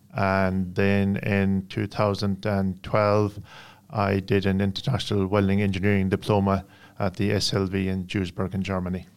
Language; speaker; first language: English; native; English